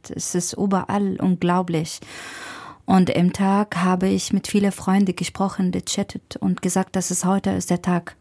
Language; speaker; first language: German; non-native, fluent; Arabic